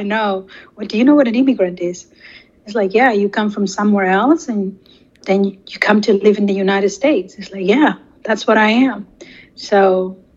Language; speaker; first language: English; non-native, fluent; Spanish